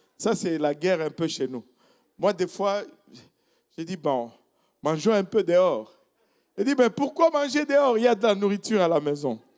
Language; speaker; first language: French; non-native, local second language; Swahili